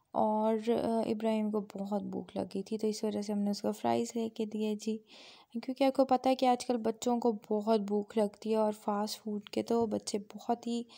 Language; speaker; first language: Urdu; native; Urdu